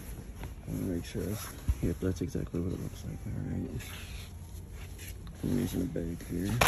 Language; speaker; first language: English; native; English